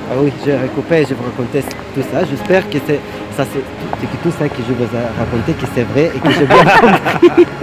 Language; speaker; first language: French; non-native, fluent; Russian